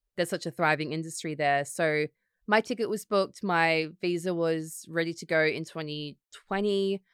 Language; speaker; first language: English; native; English